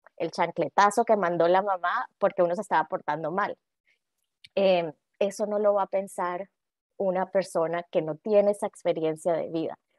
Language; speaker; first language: Spanish; native; Spanish